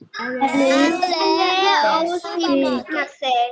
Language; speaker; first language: French; non-native, learner; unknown